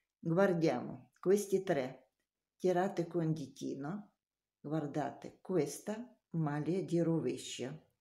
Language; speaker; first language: Italian; non-native, learner; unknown